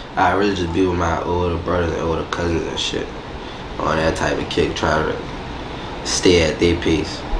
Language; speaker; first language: English; native; English